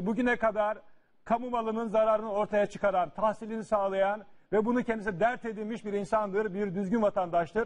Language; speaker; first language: Turkish; native; Turkish